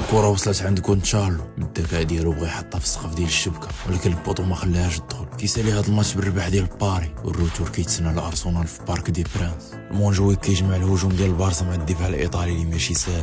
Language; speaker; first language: Arabic; native; Arabic